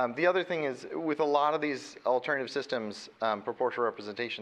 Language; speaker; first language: English; native; English